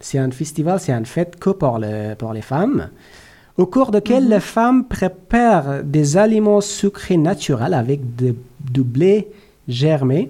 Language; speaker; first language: French; non-native, learner; Persian